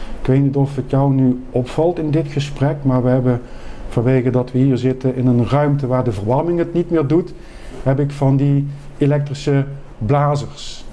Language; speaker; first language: Dutch; native; Dutch